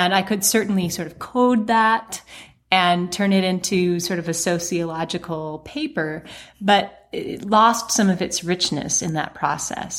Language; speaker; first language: English; native; English